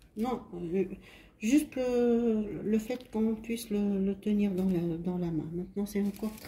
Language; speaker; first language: French; non-native, local second language; Arabic